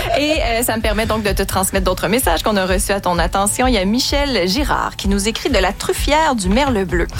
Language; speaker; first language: French; native; French